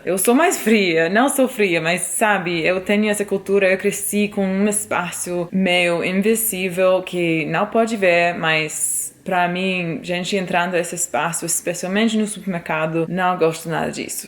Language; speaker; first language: Portuguese; non-native, fluent; English